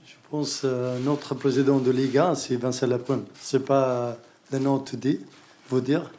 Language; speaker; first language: French; non-native, learner; Arabic